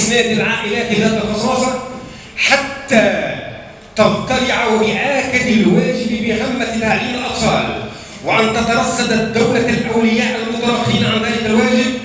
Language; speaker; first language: Arabic; native; Arabic